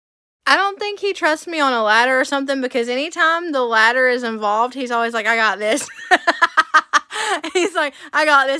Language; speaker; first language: English; native; English